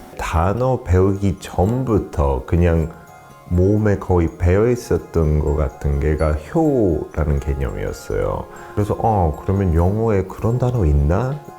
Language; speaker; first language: Korean; early bilingual, heritage; Korean